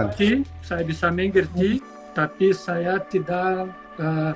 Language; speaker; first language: Indonesian; non-native, fluent; Portuguese